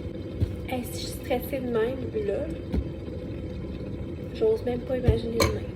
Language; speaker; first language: French; native; French